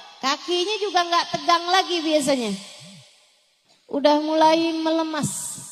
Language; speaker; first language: Indonesian; native; Indonesian